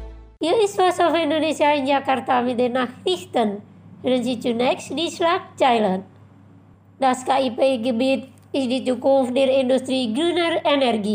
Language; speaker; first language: German; non-native, fluent; Indonesian